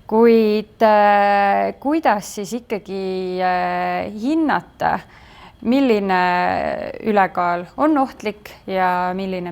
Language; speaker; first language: Estonian; native; Estonian